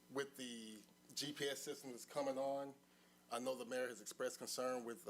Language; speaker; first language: English; native; English